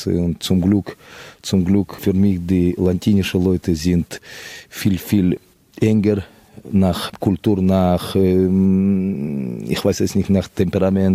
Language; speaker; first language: German; non-native, fluent; Russian